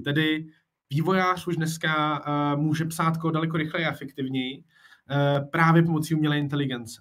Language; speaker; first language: Czech; native; Czech